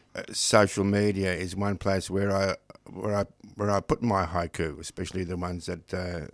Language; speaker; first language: English; non-native, local second language; Ukrainian